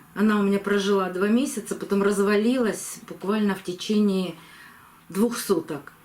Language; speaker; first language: Russian; native; Russian